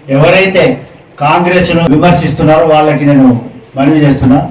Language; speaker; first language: Telugu; non-native, local second language; Lambadi